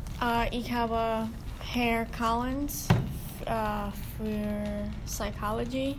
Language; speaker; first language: German; non-native, learner; English